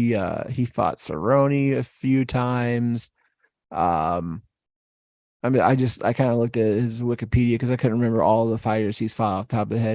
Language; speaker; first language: English; native; English